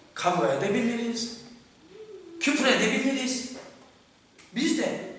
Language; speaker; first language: Turkish; non-native, fluent; Korean